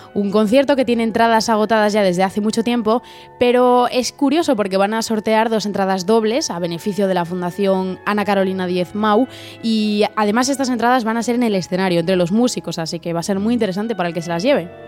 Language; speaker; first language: Spanish; native; Spanish